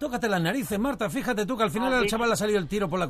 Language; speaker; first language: Spanish; native; Spanish